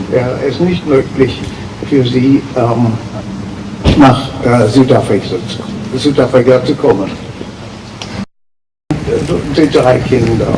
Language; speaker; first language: German; early bilingual, heritage; German